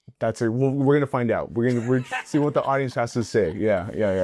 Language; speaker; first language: English; native; English